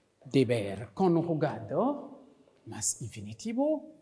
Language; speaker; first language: Spanish; non-native, local second language; French